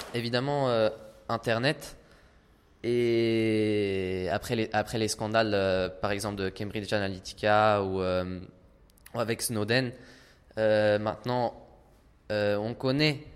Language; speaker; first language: French; non-native, fluent; Italian